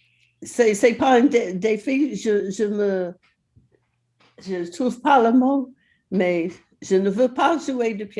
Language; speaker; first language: French; non-native, fluent; English